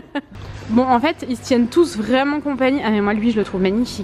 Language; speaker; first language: French; native; French